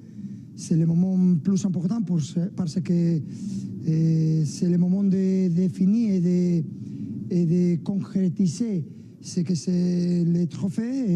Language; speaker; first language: French; non-native, fluent; Spanish